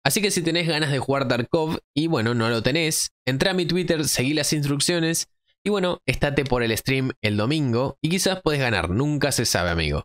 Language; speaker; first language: Spanish; native; Spanish